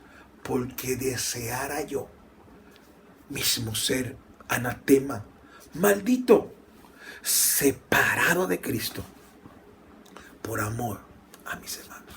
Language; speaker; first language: Spanish; native; Spanish